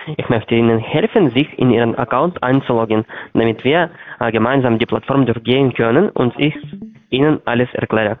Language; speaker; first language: German; non-native, learner; Russian